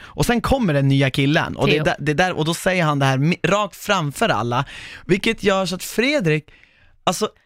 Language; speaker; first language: Swedish; native; Swedish